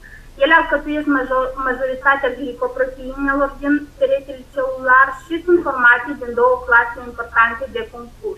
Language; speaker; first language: Romanian; native; Romanian